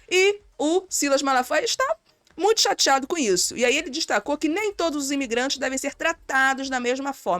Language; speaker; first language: Portuguese; native; Portuguese